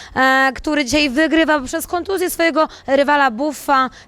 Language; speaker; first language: Polish; native; Polish